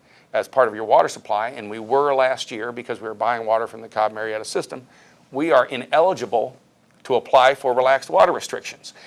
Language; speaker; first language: English; native; English